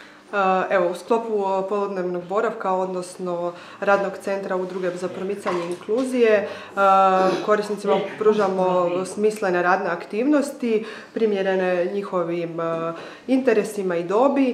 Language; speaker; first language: Croatian; native; Croatian